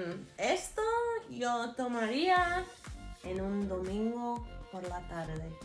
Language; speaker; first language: Spanish; non-native, fluent; English